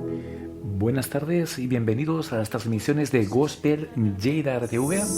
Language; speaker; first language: Spanish; native; Spanish